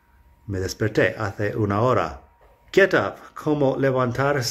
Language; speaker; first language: Spanish; non-native, fluent; English